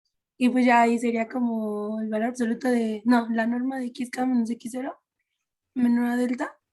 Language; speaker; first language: Spanish; native; Spanish